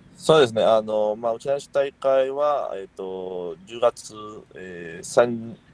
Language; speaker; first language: Japanese; non-native, fluent; Spanish